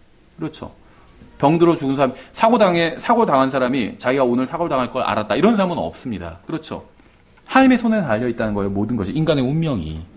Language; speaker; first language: Korean; native; Korean